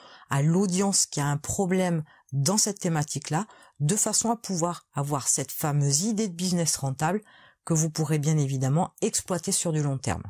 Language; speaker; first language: French; native; French